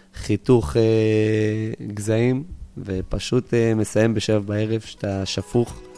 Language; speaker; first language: Hebrew; early bilingual, other home language; English